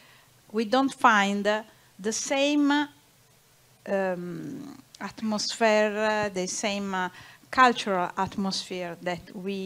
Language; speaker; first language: English; non-native, learner; Italian